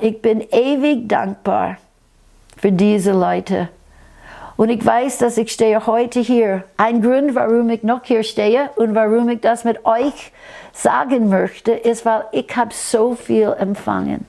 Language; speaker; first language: German; non-native, fluent; English